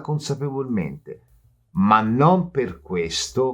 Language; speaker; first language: Italian; native; Italian